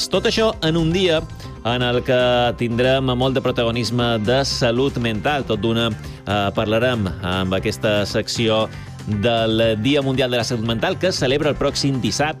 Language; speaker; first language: Catalan; native; Catalan